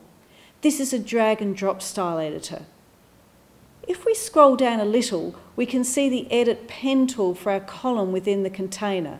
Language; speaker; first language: English; native; English